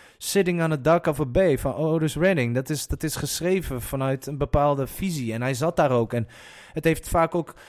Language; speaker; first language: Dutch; early bilingual, other home language; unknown